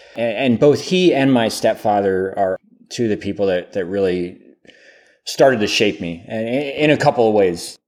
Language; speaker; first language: English; native; English